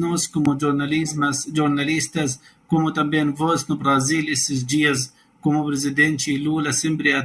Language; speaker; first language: Portuguese; non-native, learner; Arabic